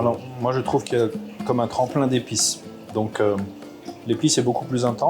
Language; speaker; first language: French; native; French